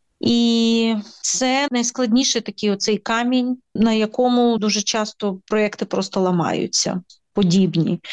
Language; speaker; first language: Ukrainian; native; Ukrainian